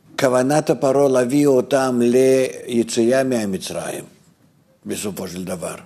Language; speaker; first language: Hebrew; non-native, fluent; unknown